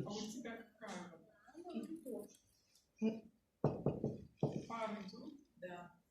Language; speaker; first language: Russian; native; Russian